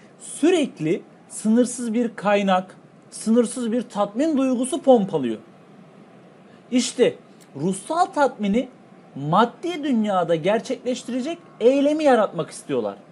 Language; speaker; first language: Turkish; native; Turkish